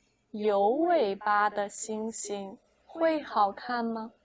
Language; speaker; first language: Chinese; non-native, fluent; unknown